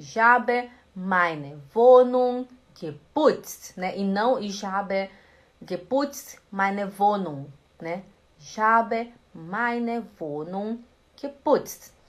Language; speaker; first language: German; non-native, fluent; Portuguese